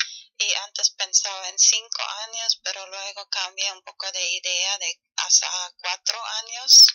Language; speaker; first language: Spanish; non-native, learner; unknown